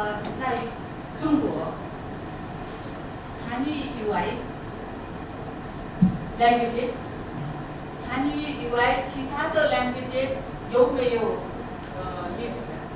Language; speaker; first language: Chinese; non-native, learner; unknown